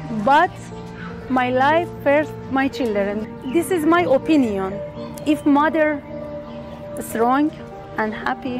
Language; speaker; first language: English; non-native, learner; Persian